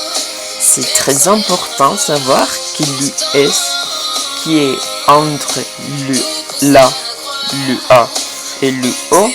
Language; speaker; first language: French; non-native, fluent; Spanish